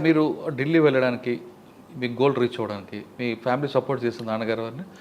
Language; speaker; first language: Telugu; native; Telugu